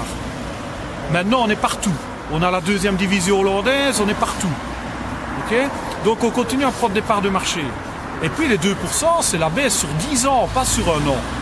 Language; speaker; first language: French; native; French